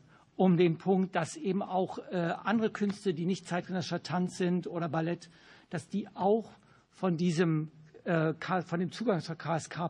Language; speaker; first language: German; native; German